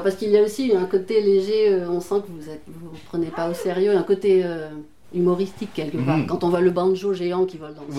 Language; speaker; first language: French; native; French